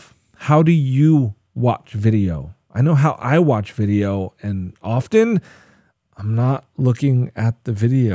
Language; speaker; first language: English; native; English